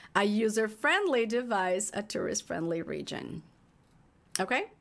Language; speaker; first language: English; non-native, fluent; Portuguese